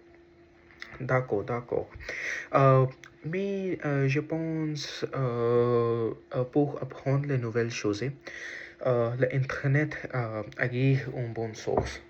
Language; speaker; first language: French; non-native, learner; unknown